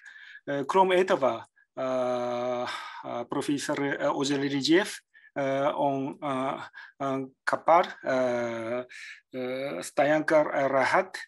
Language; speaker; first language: Russian; non-native, learner; Japanese